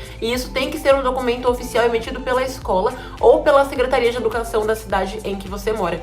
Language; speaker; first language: Portuguese; native; Portuguese